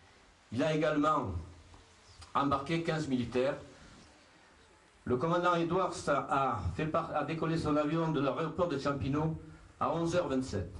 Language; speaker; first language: French; native; French